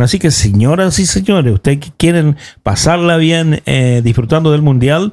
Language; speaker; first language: Spanish; native; Spanish